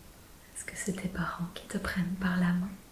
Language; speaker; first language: French; native; French